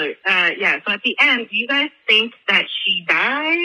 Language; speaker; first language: English; native; English